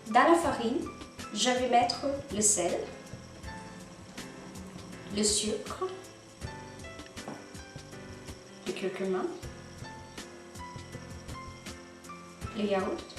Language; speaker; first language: French; non-native, fluent; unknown